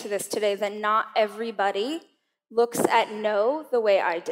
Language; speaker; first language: English; native; English